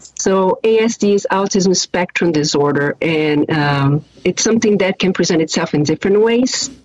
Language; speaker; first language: English; non-native, fluent; Portuguese